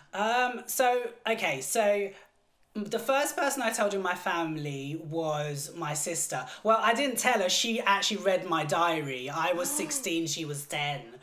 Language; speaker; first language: English; native; English